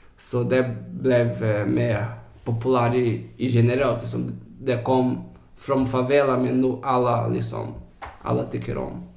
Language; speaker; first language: Swedish; non-native, fluent; Portuguese